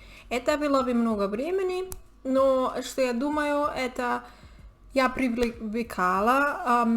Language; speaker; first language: Russian; non-native, learner; Spanish